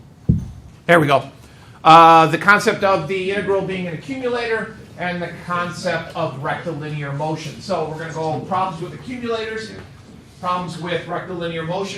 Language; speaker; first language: English; native; English